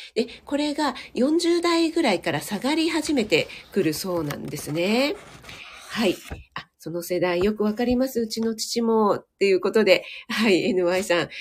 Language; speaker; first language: Japanese; native; Japanese